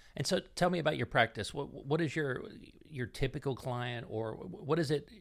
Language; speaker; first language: English; non-native, fluent; Dutch